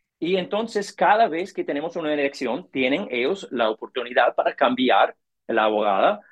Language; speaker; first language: Spanish; non-native, learner; English